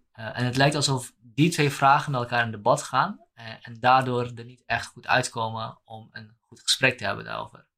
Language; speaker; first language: Dutch; native; Dutch